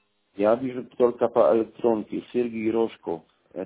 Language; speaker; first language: Russian; non-native, learner; Polish